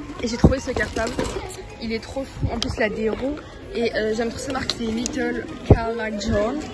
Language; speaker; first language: French; native; French